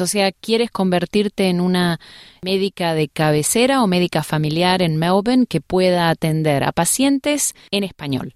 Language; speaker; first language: Spanish; native; Spanish